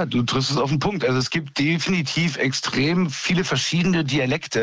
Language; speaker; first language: German; native; German